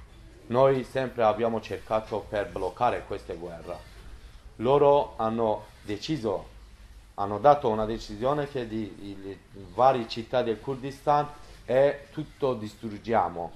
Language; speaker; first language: Italian; non-native, learner; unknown